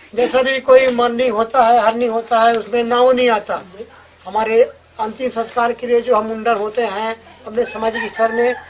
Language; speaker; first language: Hindi; native; Hindi